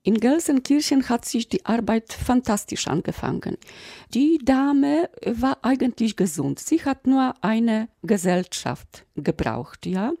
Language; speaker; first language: German; non-native, fluent; Polish